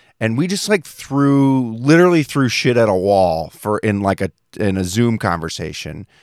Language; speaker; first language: English; native; English